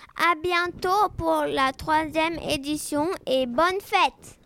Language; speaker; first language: French; non-native, learner; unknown